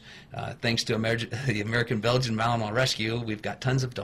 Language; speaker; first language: English; native; English